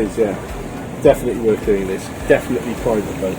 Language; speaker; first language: English; native; English